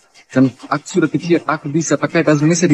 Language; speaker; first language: Indonesian; non-native, learner; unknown